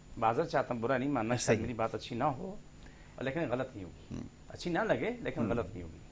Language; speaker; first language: Urdu; non-native, local second language; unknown